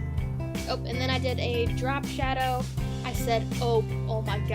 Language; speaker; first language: English; native; English